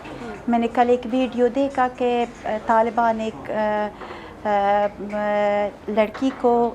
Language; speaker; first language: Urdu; non-native, fluent; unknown